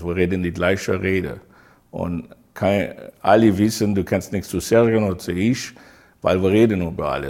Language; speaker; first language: German; non-native, learner; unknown